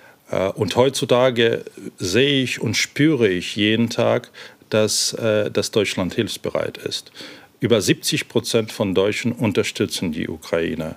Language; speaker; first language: German; non-native, fluent; Ukrainian